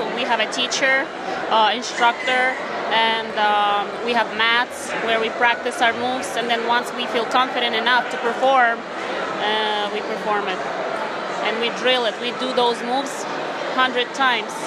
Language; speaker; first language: English; non-native, fluent; Ukrainian